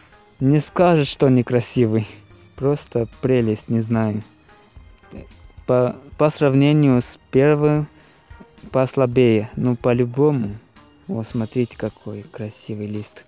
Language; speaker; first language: Russian; non-native, fluent; Romanian